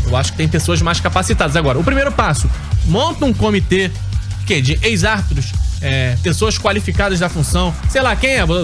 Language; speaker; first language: Portuguese; native; Portuguese